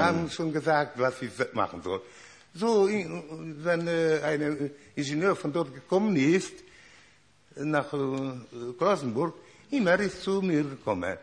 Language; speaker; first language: German; non-native, learner; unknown